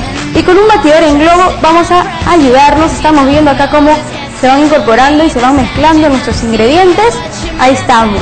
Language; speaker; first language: Spanish; native; Spanish